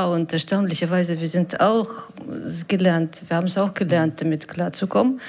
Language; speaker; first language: German; non-native, fluent; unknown